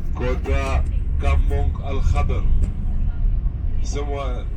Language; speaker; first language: Indonesian; non-native, fluent; Arabic